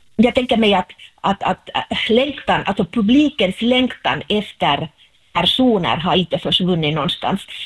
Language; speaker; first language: Swedish; non-native, local second language; Finnish